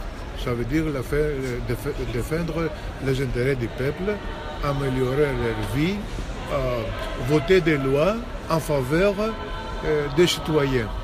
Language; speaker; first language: French; non-native, fluent; Greek